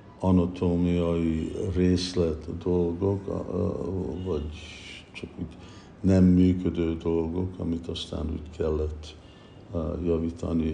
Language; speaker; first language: Hungarian; early bilingual, heritage; Hungarian